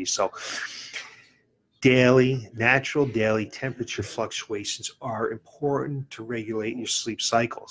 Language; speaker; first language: English; native; English